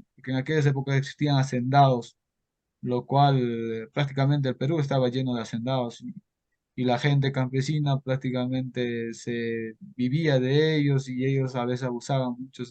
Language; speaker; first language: Spanish; native; Spanish